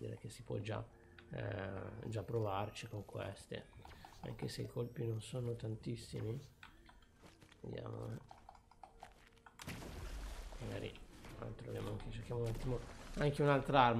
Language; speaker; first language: Italian; native; Italian